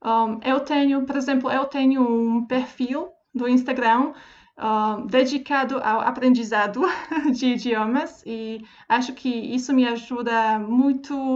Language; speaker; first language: Portuguese; non-native, fluent; Slovak